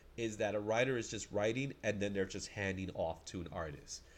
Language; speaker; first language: English; native; English